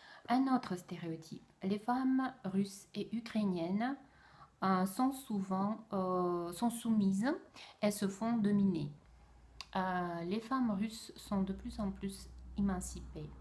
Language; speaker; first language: French; non-native, fluent; Russian